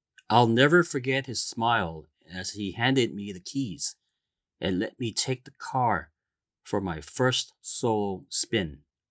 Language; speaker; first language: English; non-native, fluent; Korean